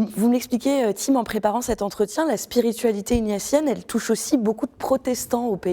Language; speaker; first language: French; native; French